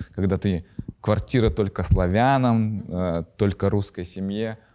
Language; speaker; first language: Russian; native; Russian